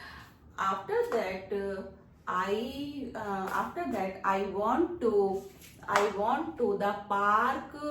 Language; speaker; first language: English; non-native, learner; Hindi